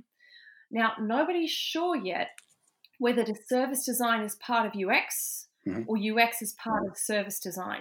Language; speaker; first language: English; native; English